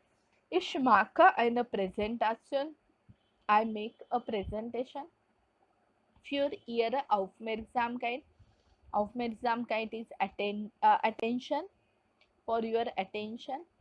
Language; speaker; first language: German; non-native, fluent; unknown